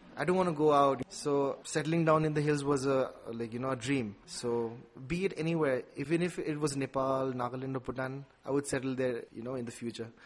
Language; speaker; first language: English; non-native, local second language; Nepali